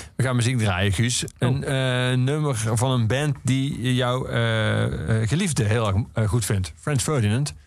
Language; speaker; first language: Dutch; native; Dutch